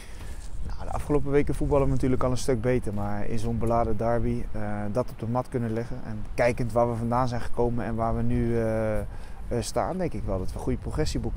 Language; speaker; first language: Dutch; native; Dutch